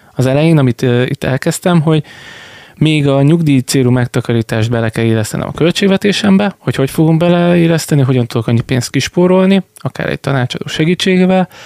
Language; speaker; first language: Hungarian; native; Hungarian